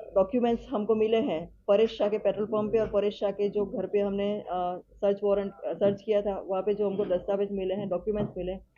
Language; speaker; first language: Hindi; non-native, local second language; Gujarati